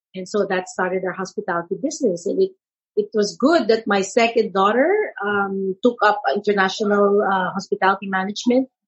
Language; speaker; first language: English; non-native, local second language; Filipino